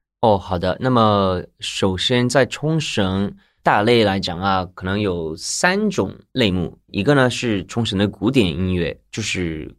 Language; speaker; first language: Chinese; non-native, fluent; Japanese